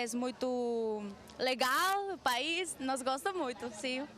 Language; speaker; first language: Portuguese; non-native, learner; English